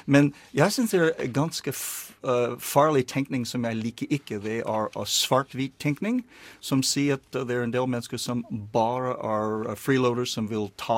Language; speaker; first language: Norwegian; non-native, learner; English